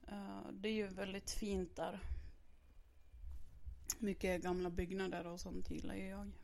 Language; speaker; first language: Swedish; native; Swedish